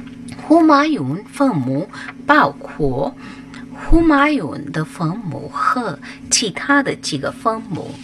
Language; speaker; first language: Chinese; non-native, learner; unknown